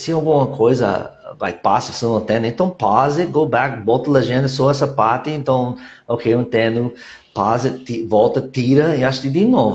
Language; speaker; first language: Portuguese; non-native, fluent; English